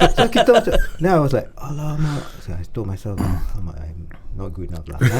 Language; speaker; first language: English; non-native, local second language; Malay